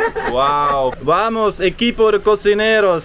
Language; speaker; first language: Spanish; non-native, learner; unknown